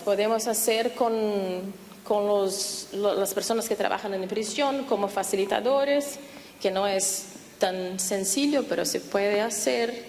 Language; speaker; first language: Spanish; non-native, fluent; Portuguese